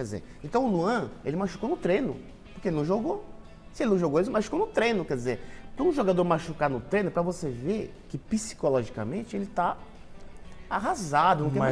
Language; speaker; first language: Portuguese; native; Portuguese